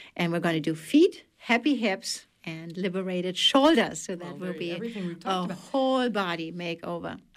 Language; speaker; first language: English; non-native, fluent; German